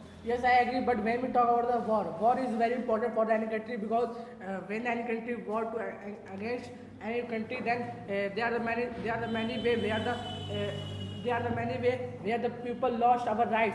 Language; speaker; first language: English; non-native, learner; Hindi